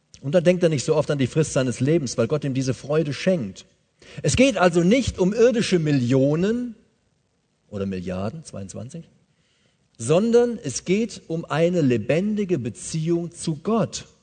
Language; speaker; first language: German; native; German